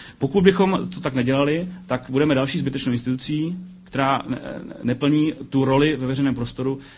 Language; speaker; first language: Czech; native; Czech